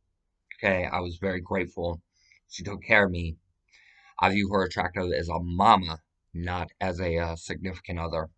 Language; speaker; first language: English; native; English